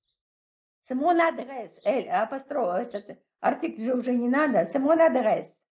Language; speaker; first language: French; non-native, fluent; Russian